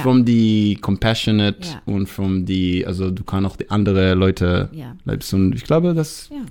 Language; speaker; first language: German; non-native, learner; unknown